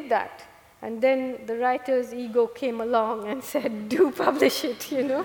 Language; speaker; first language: English; non-native, local second language; Malayalam